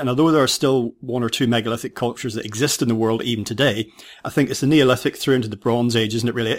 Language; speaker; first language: English; native; English